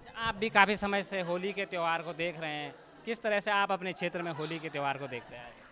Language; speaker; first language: Hindi; native; Hindi